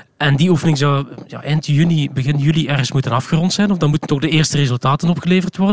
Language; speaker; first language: Dutch; native; Dutch